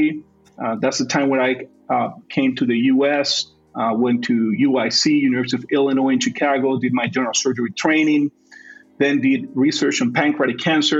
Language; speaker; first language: English; non-native, fluent; Spanish